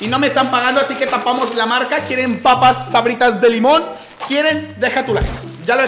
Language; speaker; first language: Spanish; native; Spanish